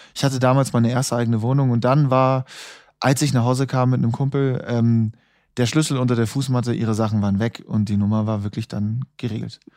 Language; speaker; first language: German; native; German